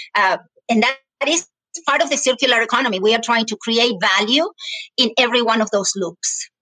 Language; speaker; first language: English; non-native, fluent; Spanish